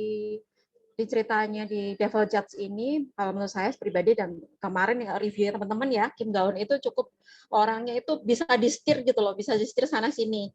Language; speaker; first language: Indonesian; native; Indonesian